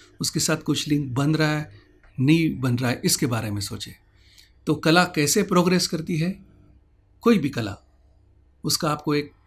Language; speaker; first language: Hindi; native; Hindi